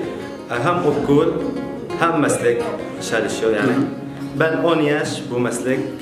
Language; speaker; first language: Turkish; non-native, learner; Arabic